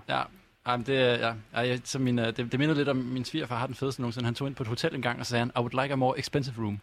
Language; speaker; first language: Danish; native; Danish